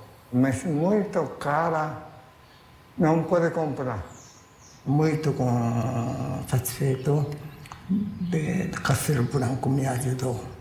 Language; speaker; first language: Portuguese; non-native, learner; Japanese